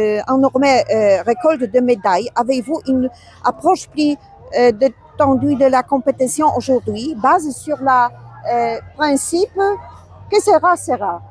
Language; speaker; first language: French; non-native, learner; Polish